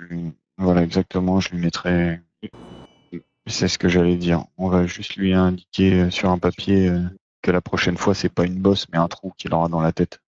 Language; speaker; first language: French; native; French